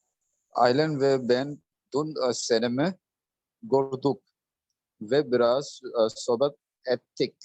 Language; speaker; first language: Turkish; non-native, learner; Urdu